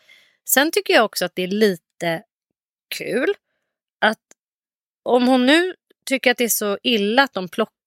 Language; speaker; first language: Swedish; native; Swedish